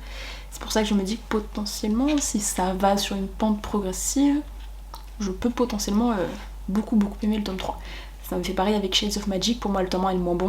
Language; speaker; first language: French; native; French